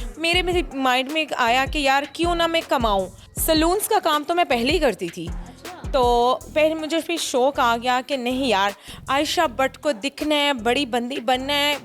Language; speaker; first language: Urdu; non-native, local second language; Punjabi